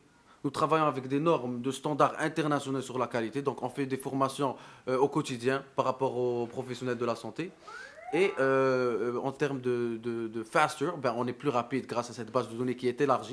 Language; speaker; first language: French; non-native, local second language; Arabic